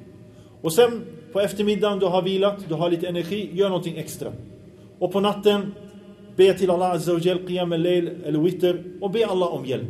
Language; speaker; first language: Swedish; early bilingual, other home language; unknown